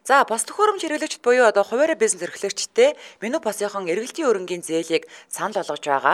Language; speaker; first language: Mongolian; native; Mongolian